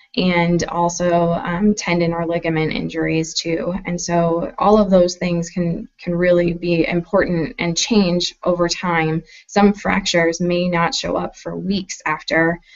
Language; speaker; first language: English; native; English